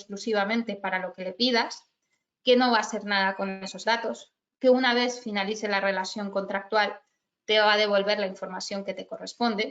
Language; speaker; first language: Spanish; native; Spanish